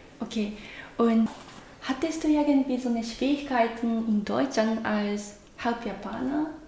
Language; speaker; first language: German; non-native, learner; Japanese